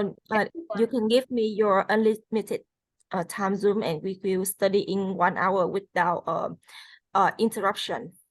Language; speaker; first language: English; non-native, fluent; Vietnamese